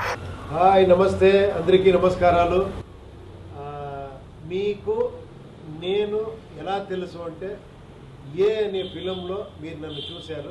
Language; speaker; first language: Telugu; non-native, fluent; Kannada